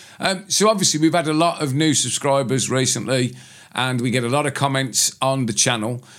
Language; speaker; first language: English; native; English